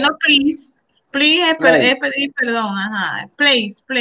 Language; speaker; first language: English; non-native, learner; Spanish